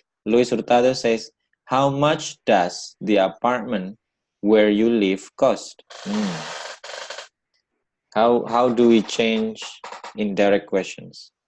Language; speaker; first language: English; non-native, learner; Indonesian